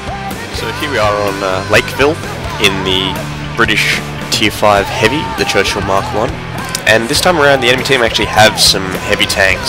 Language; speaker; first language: English; native; English